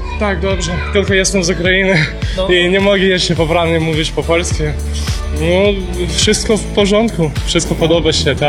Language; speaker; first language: Polish; non-native, learner; Ukrainian